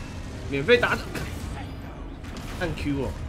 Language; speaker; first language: Chinese; native; Chinese